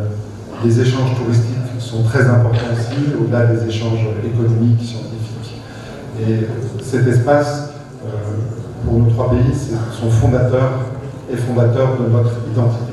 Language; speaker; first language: French; native; French